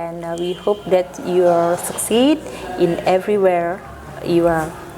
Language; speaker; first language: English; non-native, fluent; Indonesian